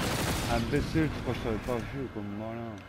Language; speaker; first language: French; native; French